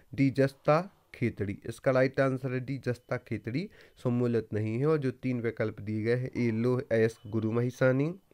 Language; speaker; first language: Hindi; native; Hindi